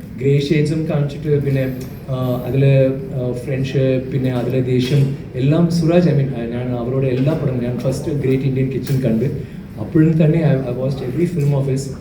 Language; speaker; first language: Malayalam; non-native, fluent; Tamil